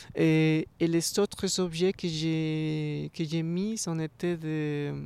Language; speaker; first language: French; non-native, fluent; Spanish